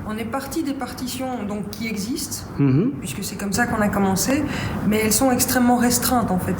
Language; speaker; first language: French; native; French